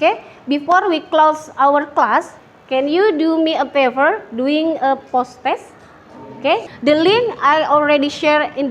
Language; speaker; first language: English; non-native, fluent; Indonesian